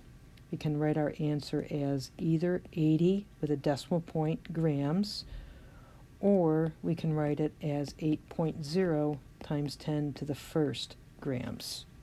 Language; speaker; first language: English; native; English